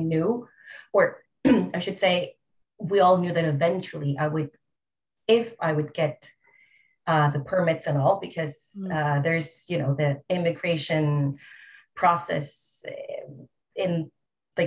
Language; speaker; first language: English; non-native, fluent; Spanish